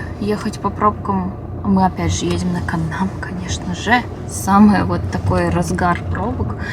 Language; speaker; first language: Russian; native; Russian